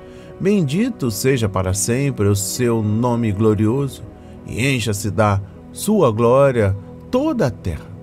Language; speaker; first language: Portuguese; native; Portuguese